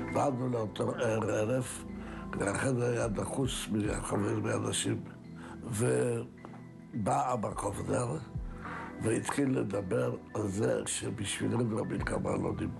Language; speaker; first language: Hebrew; non-native, fluent; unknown